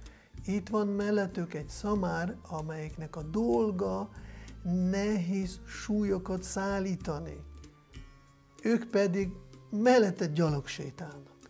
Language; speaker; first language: Hungarian; non-native, fluent; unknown